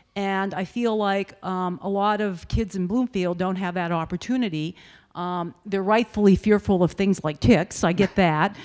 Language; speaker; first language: English; native; English